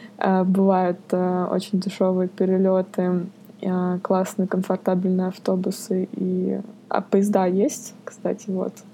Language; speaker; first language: Russian; native; Russian